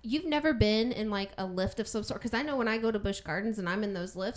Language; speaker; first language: English; native; English